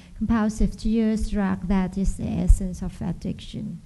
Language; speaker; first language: English; non-native, learner; Thai